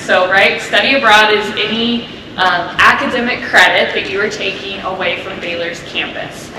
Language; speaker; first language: English; native; English